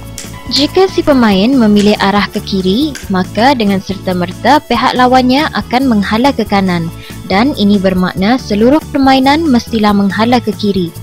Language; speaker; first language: Malay; native; Malay